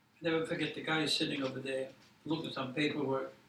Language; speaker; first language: English; non-native, fluent; Polish